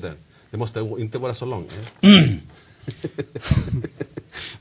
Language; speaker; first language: Swedish; non-native, fluent; Spanish